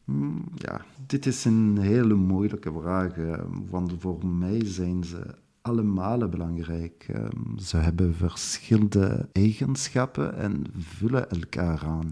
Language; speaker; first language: Dutch; non-native, local second language; French